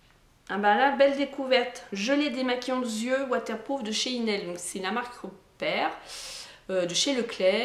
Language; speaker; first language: French; native; French